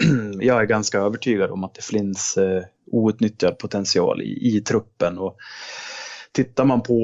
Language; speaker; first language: Swedish; native; Swedish